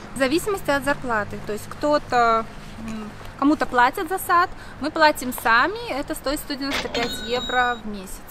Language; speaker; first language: Russian; native; Russian